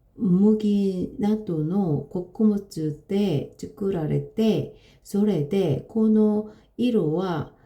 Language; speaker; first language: Japanese; non-native, learner; Korean